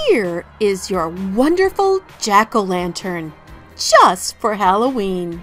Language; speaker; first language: English; native; English